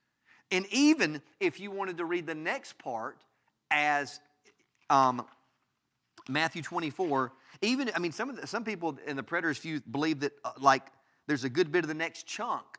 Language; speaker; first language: English; native; English